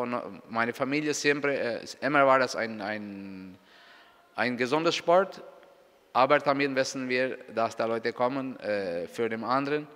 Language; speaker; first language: German; non-native, local second language; Spanish